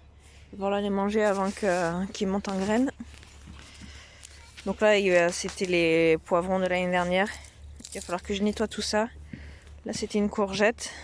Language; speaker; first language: French; native; French